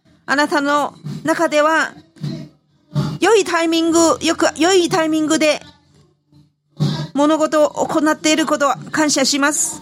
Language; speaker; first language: Japanese; non-native, fluent; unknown